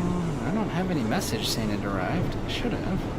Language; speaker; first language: English; native; English